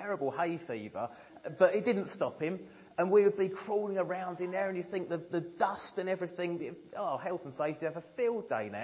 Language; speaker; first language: English; native; English